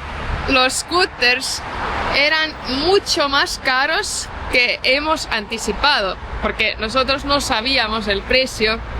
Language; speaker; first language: Spanish; non-native, fluent; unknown